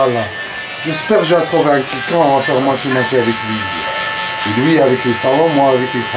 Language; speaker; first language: French; non-native, learner; Arabic